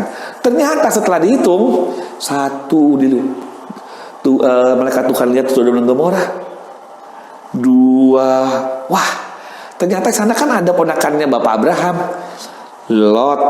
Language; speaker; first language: Indonesian; native; Indonesian